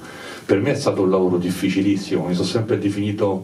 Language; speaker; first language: Italian; native; Italian